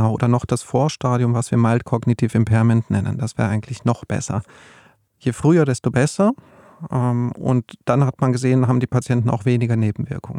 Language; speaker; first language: German; native; German